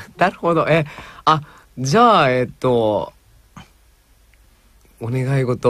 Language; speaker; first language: Japanese; native; Japanese